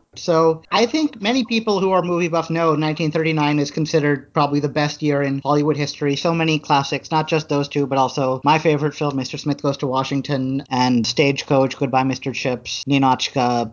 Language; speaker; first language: English; native; English